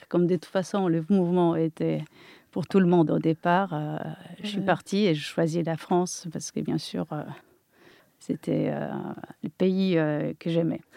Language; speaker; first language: French; non-native, fluent; Polish